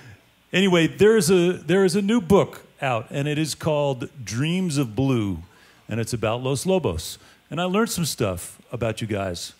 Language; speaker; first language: English; native; English